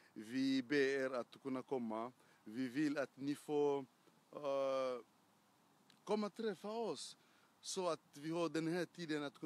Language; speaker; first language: Swedish; non-native, fluent; French